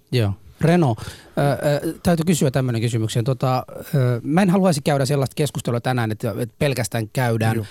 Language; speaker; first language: Finnish; non-native, fluent; Somali